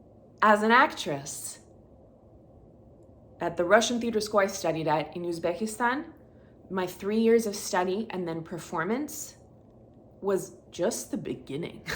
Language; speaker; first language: English; native; English